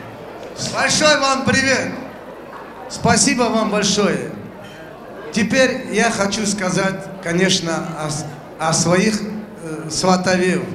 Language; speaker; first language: Russian; non-native, local second language; Kurdish